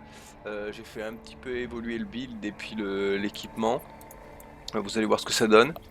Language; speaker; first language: French; native; French